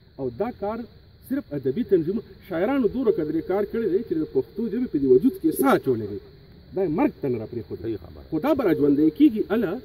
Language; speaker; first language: Pashto; native; Pashto